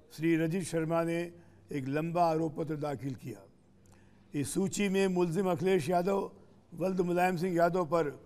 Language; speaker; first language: Hindi; native; Hindi